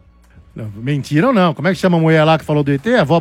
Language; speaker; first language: Portuguese; native; Portuguese